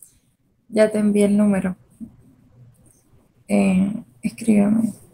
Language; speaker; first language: Spanish; native; Spanish